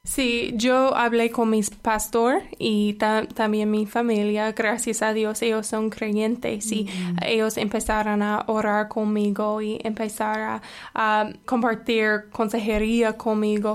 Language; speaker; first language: Spanish; non-native, fluent; English